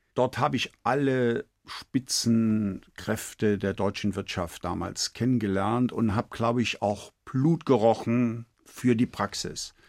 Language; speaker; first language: German; native; German